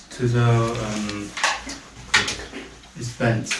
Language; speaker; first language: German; non-native, learner; English